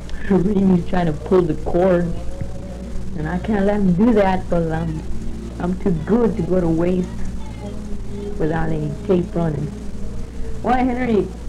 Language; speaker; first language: English; early bilingual, other home language; Spanish